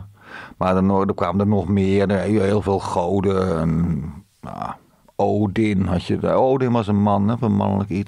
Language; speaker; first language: Dutch; native; Dutch